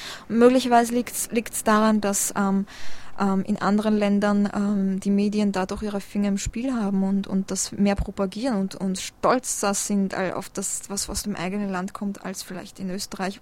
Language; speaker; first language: German; early bilingual, other home language; Polish